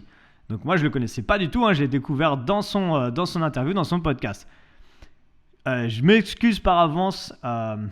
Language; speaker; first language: French; native; French